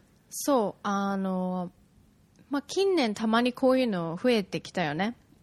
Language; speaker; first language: Japanese; native; Japanese